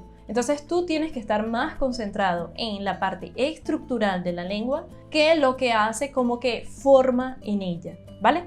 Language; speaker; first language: Spanish; non-native, fluent; Portuguese